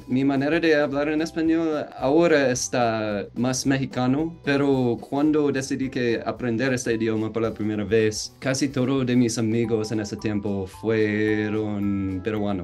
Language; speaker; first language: Spanish; non-native, learner; English